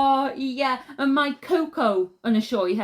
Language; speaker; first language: Welsh; non-native, learner; English